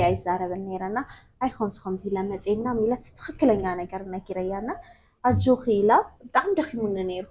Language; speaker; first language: Tigrinya; non-native, local second language; Amharic